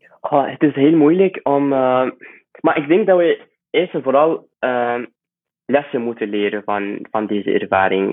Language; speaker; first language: Dutch; non-native, fluent; Arabic